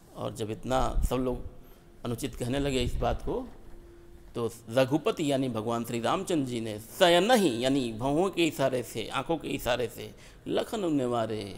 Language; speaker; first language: Hindi; native; Hindi